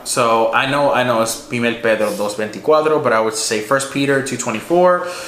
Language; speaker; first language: English; native; English